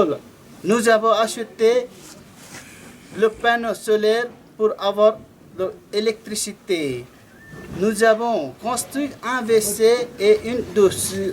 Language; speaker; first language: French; non-native, learner; Nepali